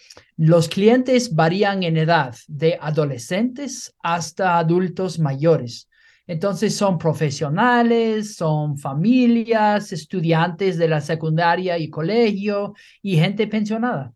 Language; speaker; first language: Spanish; non-native, fluent; English